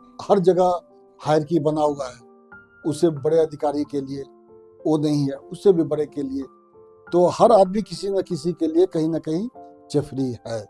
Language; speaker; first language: Hindi; non-native, local second language; Maithili